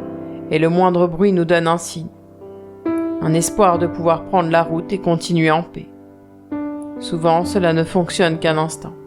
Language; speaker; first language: French; native; French